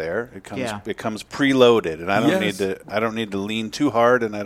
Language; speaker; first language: English; native; English